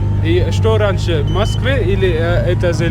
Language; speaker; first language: Russian; non-native, learner; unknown